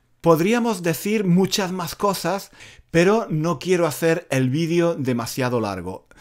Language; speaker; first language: Spanish; native; Spanish